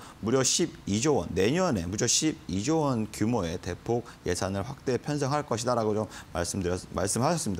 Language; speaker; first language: Korean; native; Korean